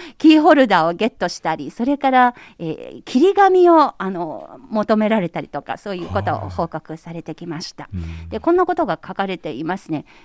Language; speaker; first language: Japanese; non-native, fluent; Chinese